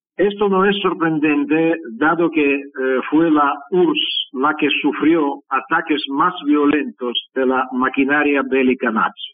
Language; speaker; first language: Spanish; non-native, fluent; Russian